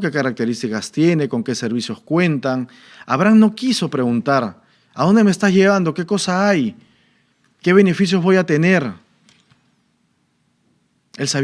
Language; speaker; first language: Spanish; native; Spanish